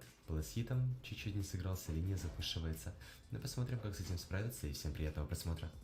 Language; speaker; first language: Russian; native; Russian